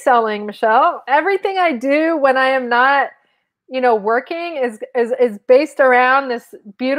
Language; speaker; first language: English; non-native, fluent; Spanish